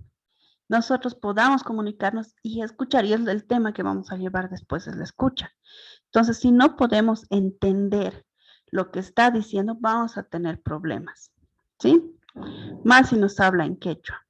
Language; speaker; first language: Spanish; native; Spanish